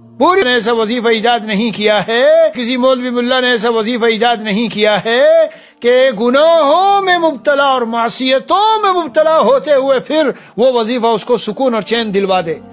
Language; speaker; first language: Urdu; native; Urdu